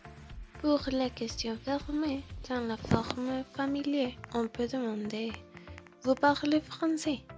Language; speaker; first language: French; non-native, learner; Spanish